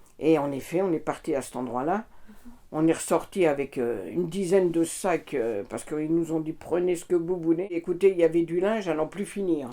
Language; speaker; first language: French; native; French